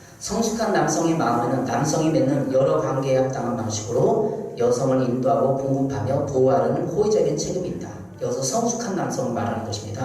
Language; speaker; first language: Korean; native; Korean